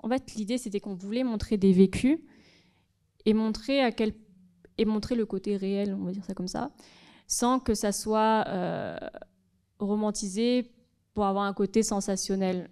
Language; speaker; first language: French; native; French